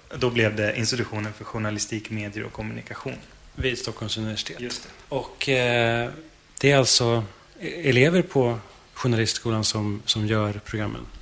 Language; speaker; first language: Swedish; native; Swedish